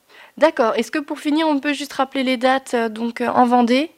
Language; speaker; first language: French; native; French